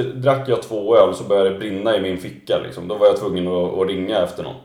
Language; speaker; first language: Swedish; native; Swedish